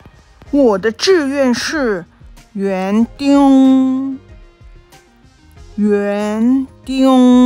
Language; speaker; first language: Chinese; non-native, local second language; Cantonese